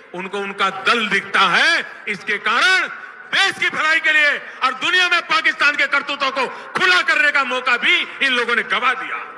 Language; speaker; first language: Hindi; native; Hindi